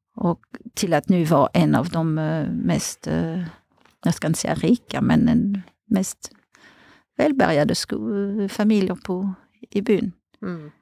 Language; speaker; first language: Swedish; non-native, fluent; French